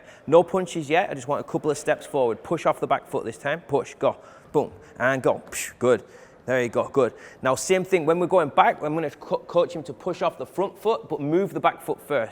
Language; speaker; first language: English; native; English